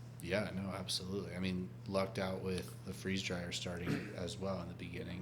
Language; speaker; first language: English; native; English